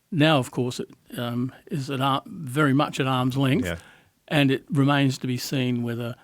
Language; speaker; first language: English; native; English